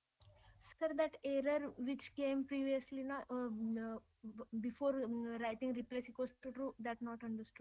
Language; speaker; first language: English; non-native, learner; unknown